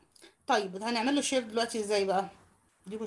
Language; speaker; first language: Arabic; native; Arabic